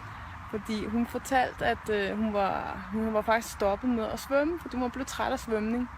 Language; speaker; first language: Danish; native; Danish